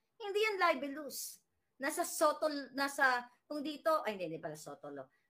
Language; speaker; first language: Filipino; native; Filipino